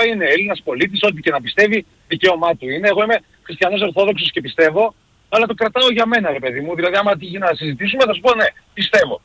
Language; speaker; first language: Greek; native; Greek